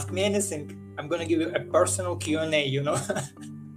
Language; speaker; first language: English; non-native, fluent; Ukrainian